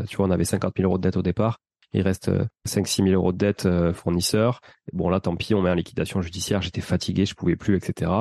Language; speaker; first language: French; native; French